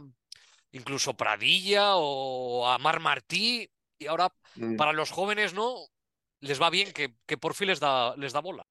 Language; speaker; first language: Spanish; native; Spanish